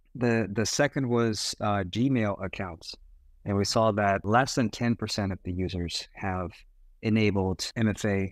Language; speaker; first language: English; non-native, fluent; Portuguese